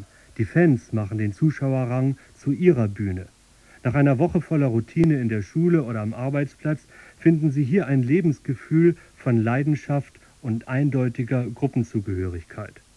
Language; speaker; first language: German; native; German